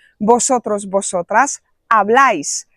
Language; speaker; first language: Spanish; non-native, fluent; Polish